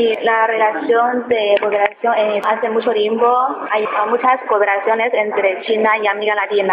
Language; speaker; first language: Spanish; non-native, learner; Chinese